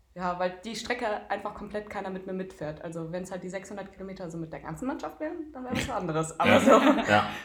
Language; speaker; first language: German; native; German